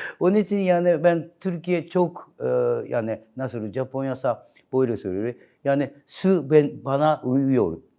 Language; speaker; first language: Turkish; non-native, learner; Japanese